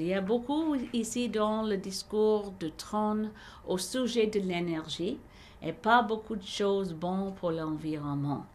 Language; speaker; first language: French; non-native, learner; English